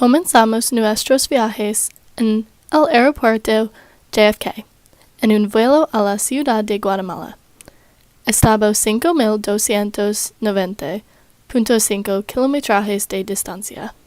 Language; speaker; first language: Spanish; non-native, learner; English